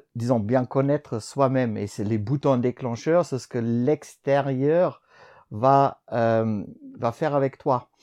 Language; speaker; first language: French; non-native, fluent; German